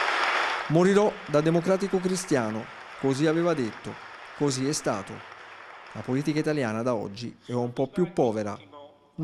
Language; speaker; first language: Italian; native; Italian